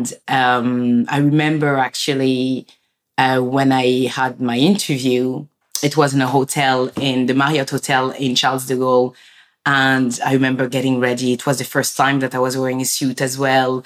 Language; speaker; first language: English; non-native, fluent; French